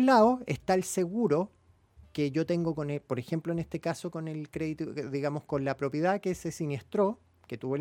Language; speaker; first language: Spanish; native; Spanish